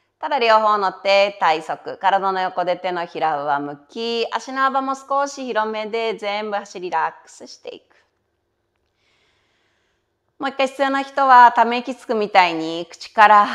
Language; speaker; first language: Japanese; native; Japanese